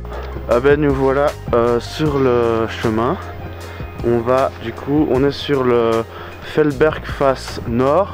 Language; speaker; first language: French; native; French